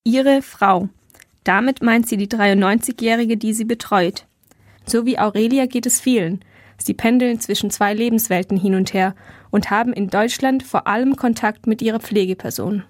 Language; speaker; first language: German; native; German